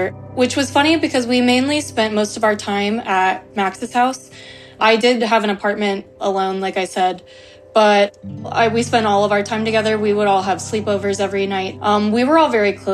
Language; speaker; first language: English; native; English